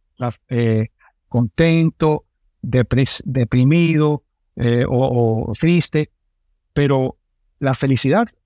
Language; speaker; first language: Spanish; early bilingual, heritage; Spanish